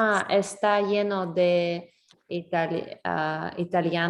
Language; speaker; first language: Spanish; non-native, learner; English